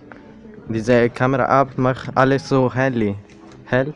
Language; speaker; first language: German; non-native, learner; Italian